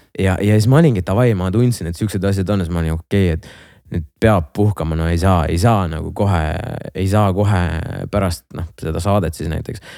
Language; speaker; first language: Estonian; non-native, local second language; Russian